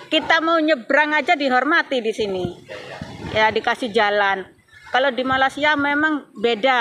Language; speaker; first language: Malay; non-native, local second language; Javanese